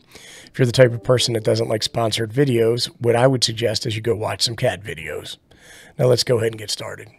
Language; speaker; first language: English; native; English